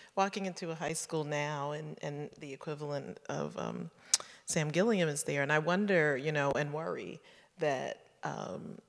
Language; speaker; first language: English; native; English